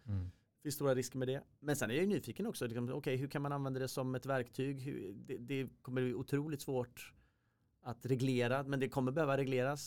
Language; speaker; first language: Swedish; native; Swedish